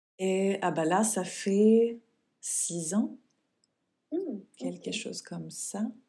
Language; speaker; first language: French; non-native, fluent; Swedish